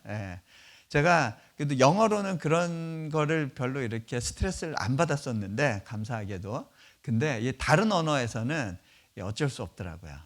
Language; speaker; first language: Korean; native; Korean